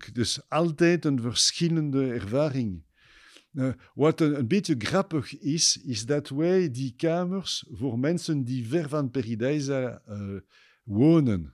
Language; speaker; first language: Dutch; non-native, fluent; French